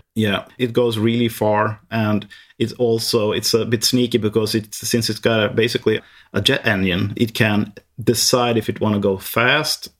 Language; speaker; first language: English; non-native, fluent; Swedish